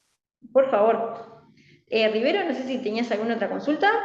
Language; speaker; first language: Spanish; native; Spanish